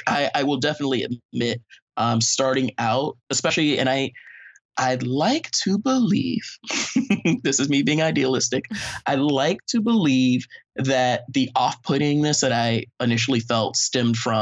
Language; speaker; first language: English; native; English